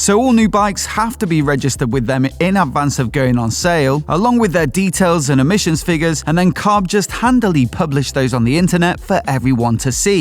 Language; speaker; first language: English; native; English